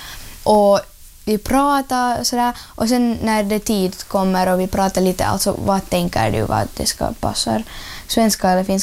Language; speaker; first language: Swedish; non-native, learner; Ukrainian